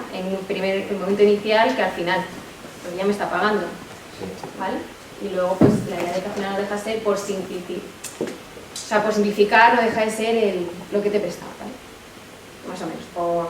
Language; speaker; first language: Spanish; native; Spanish